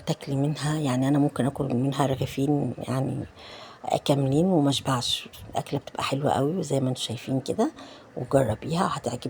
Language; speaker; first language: Arabic; native; Arabic